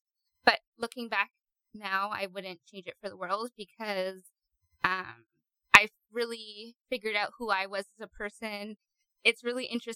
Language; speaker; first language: English; native; English